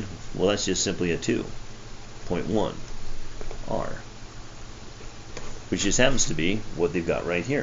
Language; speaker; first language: English; native; English